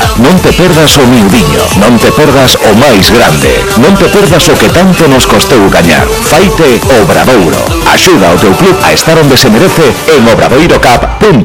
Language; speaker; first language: Spanish; native; Spanish